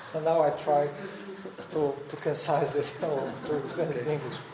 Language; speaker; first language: English; non-native, learner; Polish